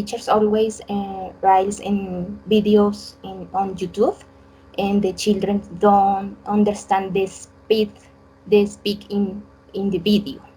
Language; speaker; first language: English; non-native, learner; Spanish